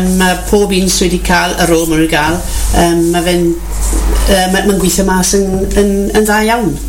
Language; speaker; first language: Welsh; native; Welsh